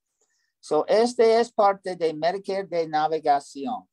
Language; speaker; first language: Spanish; non-native, learner; English